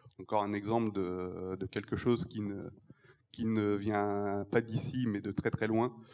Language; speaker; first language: French; native; French